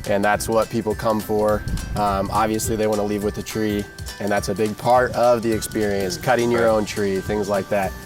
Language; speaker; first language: English; native; English